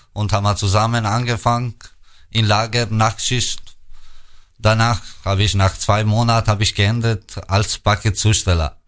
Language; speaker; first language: German; non-native, learner; Albanian